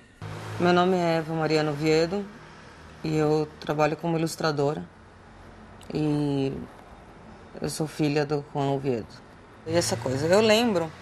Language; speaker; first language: Portuguese; early bilingual, other home language; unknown